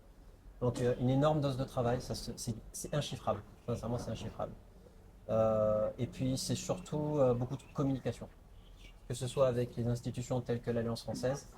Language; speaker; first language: French; native; French